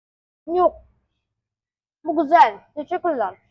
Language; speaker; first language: Turkish; non-native, learner; Hindi